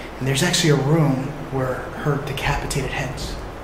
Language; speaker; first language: English; native; English